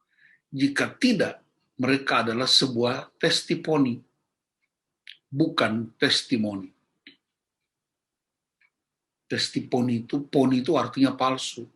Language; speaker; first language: Indonesian; native; Indonesian